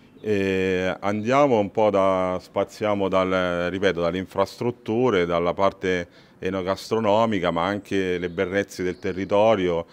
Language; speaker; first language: Italian; native; Italian